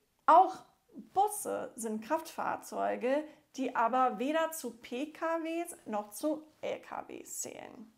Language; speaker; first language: German; non-native, fluent; English